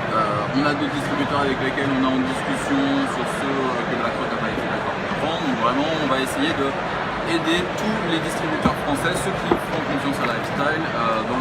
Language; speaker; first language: French; native; French